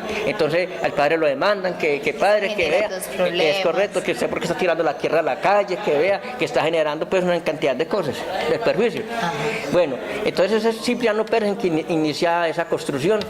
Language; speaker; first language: Spanish; native; Spanish